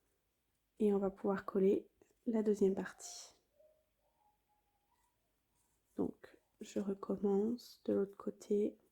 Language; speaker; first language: French; native; French